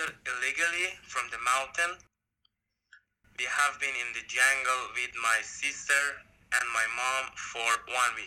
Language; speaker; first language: English; non-native, learner; Persian